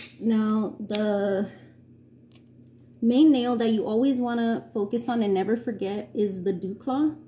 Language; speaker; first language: English; native; English